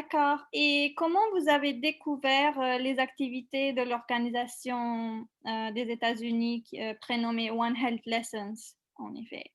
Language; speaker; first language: French; non-native, fluent; Macedonian